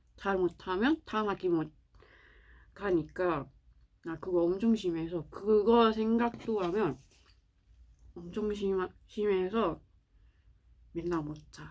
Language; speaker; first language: Korean; non-native, learner; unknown